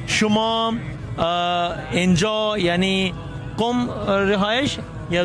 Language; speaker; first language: Persian; non-native, learner; Urdu